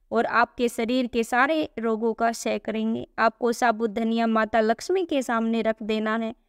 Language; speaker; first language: Hindi; native; Hindi